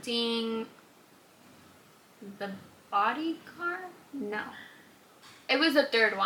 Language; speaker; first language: English; non-native, fluent; Spanish